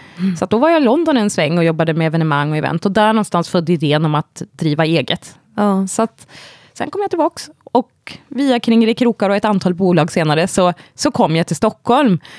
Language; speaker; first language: Swedish; native; Swedish